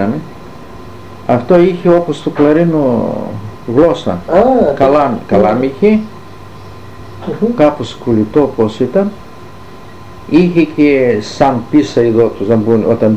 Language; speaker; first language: Greek; native; Greek